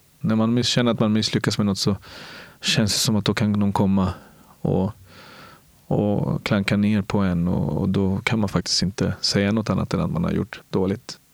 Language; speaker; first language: Swedish; early bilingual, other home language; Spanish